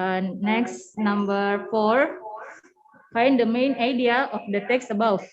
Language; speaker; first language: English; non-native, learner; Indonesian